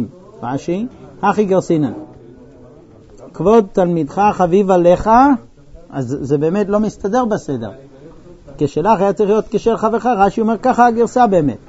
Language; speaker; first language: Hebrew; native; Hebrew